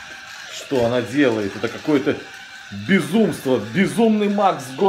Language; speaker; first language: Russian; native; Russian